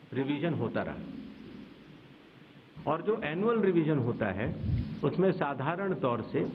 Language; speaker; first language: Hindi; native; Hindi